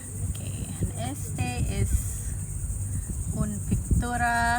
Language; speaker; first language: Spanish; non-native, learner; Lao